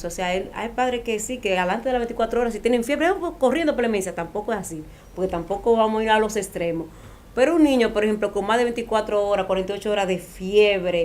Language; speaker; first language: Spanish; native; Spanish